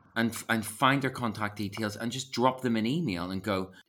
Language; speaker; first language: English; native; English